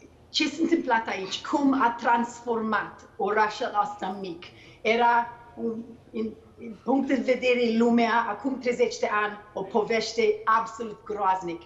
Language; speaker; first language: Romanian; non-native, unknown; English